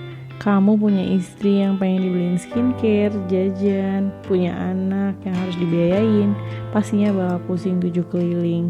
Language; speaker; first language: Indonesian; native; Indonesian